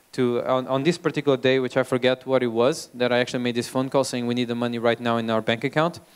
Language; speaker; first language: English; non-native, fluent; Portuguese